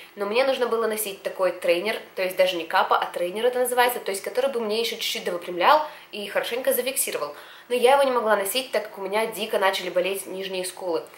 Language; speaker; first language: Russian; native; Russian